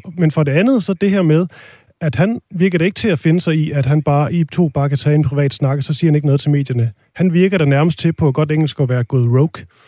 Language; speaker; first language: Danish; native; Danish